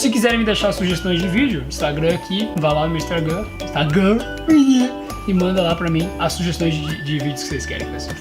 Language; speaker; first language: Portuguese; native; Portuguese